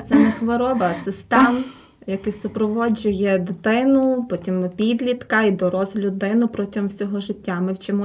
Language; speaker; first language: Ukrainian; native; Ukrainian